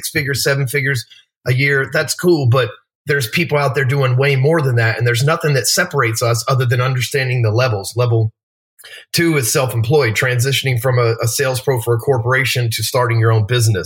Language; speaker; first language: English; native; English